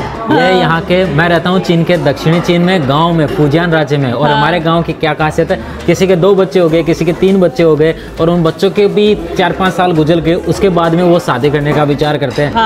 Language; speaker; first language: Hindi; native; Hindi